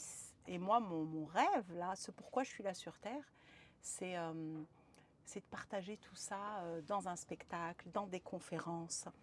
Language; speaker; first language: French; native; French